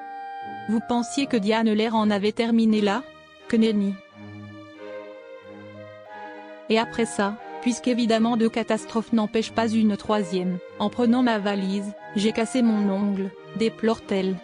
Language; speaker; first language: French; native; French